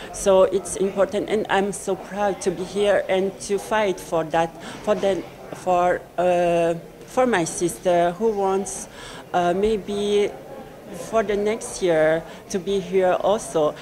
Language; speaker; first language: English; non-native, learner; French